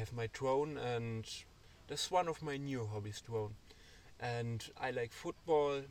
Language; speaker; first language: English; non-native, learner; German